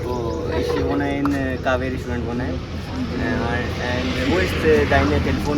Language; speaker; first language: German; non-native, learner; Hindi